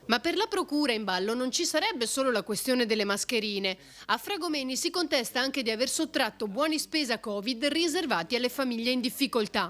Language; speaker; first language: Italian; native; Italian